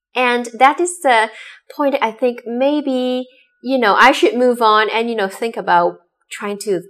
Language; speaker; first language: English; non-native, local second language; Cantonese